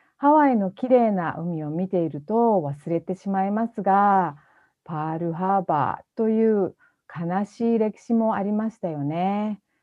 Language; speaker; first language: Japanese; native; Japanese